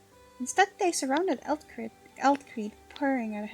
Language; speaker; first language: English; native; English